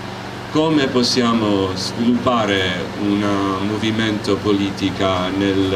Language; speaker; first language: Italian; non-native, learner; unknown